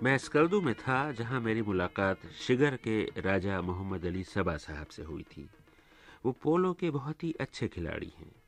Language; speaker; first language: Urdu; native; Urdu